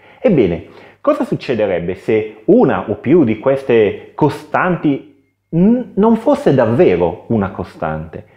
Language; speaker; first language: Italian; native; Italian